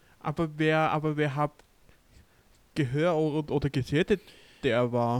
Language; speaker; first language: German; non-native, learner; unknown